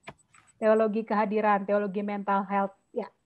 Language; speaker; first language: Indonesian; native; Indonesian